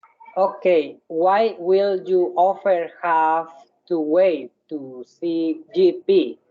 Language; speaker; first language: English; non-native, learner; Spanish